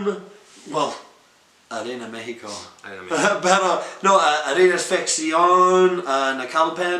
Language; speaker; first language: Spanish; non-native, learner; English